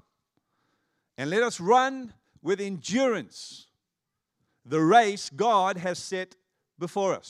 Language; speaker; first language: English; native; English